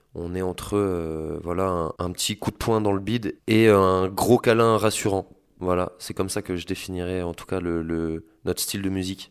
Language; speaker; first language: French; native; French